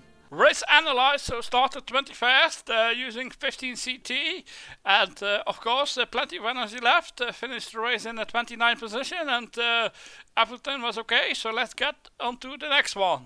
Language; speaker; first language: English; non-native, fluent; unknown